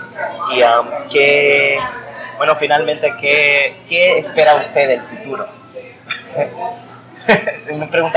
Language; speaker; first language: Spanish; early bilingual, heritage; English